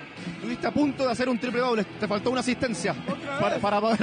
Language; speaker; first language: Spanish; native; Spanish